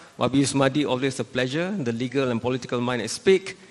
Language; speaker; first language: English; non-native, local second language; Malay